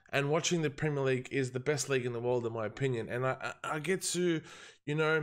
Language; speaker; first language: English; native; English